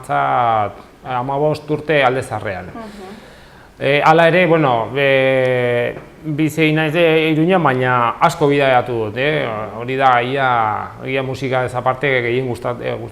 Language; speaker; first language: Basque; non-native, local second language; Spanish